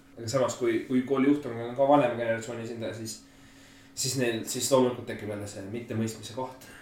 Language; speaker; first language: Estonian; native; Estonian